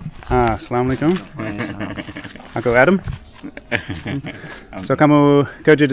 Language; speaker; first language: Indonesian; non-native, learner; English